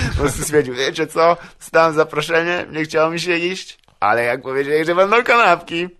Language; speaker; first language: Polish; native; Polish